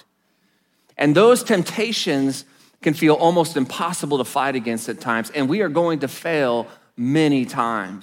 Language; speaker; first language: English; native; English